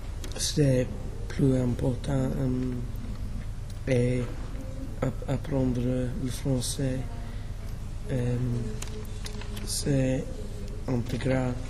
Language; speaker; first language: French; non-native, learner; English